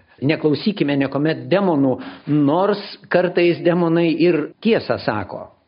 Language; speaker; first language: Lithuanian; native; Lithuanian